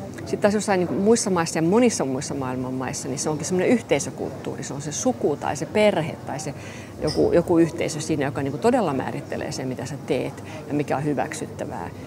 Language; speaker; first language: Finnish; non-native, local second language; Swedish